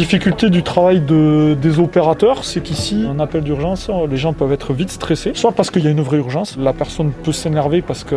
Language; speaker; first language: French; native; French